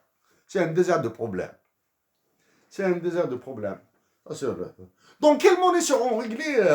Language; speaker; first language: French; native; French